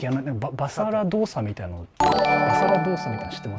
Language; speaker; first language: Japanese; native; Japanese